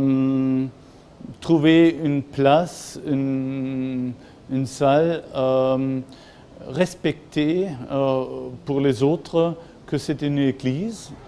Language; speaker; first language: French; non-native, fluent; German